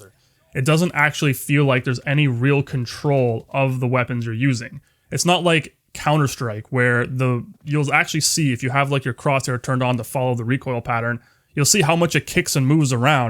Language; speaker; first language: English; native; English